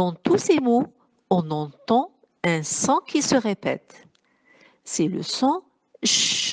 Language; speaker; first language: French; non-native, local second language; Arabic